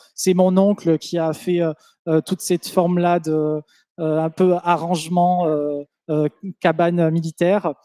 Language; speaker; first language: French; native; French